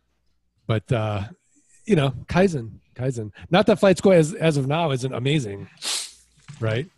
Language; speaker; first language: English; native; English